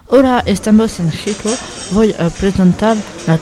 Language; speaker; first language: Spanish; non-native, learner; French